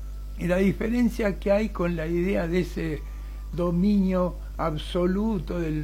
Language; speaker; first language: Spanish; native; Spanish